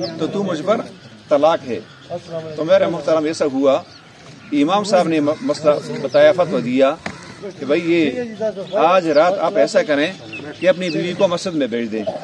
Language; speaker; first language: Urdu; non-native, local second language; Pashto